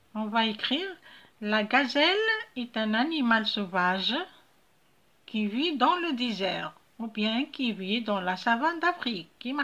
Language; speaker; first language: French; non-native, local second language; Arabic